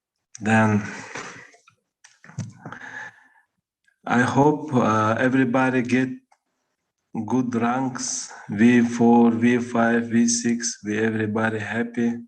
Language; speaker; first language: English; non-native, learner; Russian